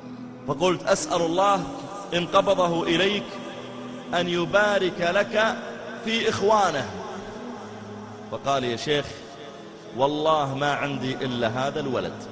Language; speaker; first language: Arabic; native; Arabic